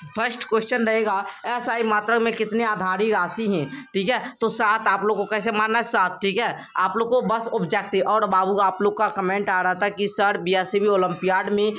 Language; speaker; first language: Hindi; native; Hindi